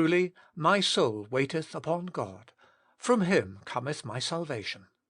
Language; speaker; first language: English; native; English